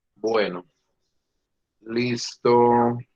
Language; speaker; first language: Spanish; native; Spanish